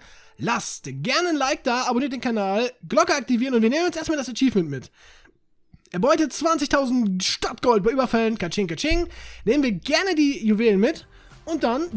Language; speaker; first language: German; native; German